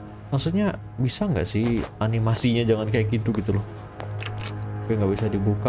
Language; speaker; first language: Indonesian; native; Indonesian